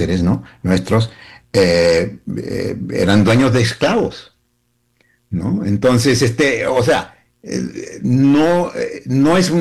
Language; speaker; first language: Spanish; early bilingual, heritage; Spanish